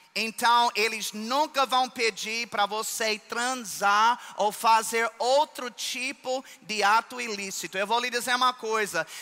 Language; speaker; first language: Portuguese; non-native, fluent; English